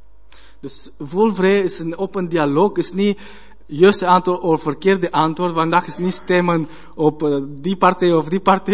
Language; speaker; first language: Dutch; non-native, learner; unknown